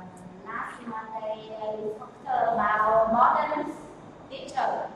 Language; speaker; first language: English; non-native, learner; Vietnamese